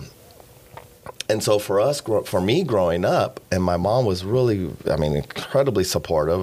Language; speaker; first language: English; native; English